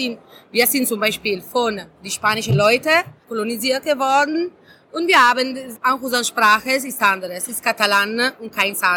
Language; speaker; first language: German; non-native, learner; Catalan